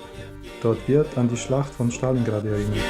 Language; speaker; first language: German; non-native, fluent; Romanian